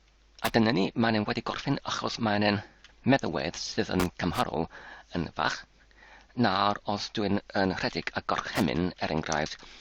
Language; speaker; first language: Welsh; non-native, learner; English